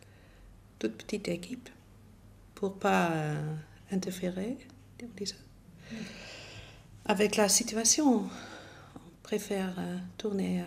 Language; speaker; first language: French; non-native, fluent; Dutch